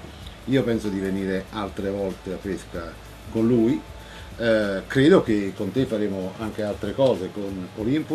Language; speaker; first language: Italian; native; Italian